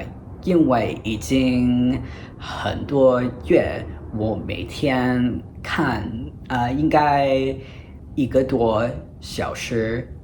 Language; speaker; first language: Chinese; non-native, fluent; English